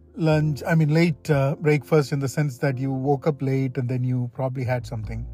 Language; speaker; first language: English; non-native, local second language; Malayalam